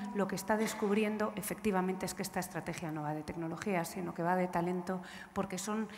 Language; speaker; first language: Spanish; native; Spanish